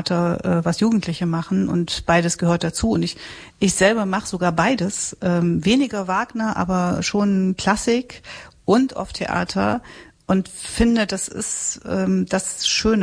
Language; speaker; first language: German; native; German